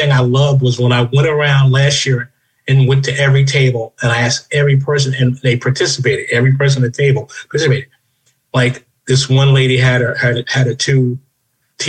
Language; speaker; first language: English; non-native, local second language; Spanish